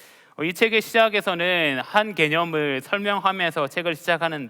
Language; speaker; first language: Korean; native; Korean